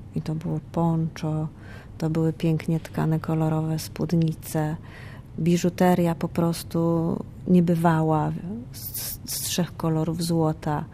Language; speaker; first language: Polish; native; Polish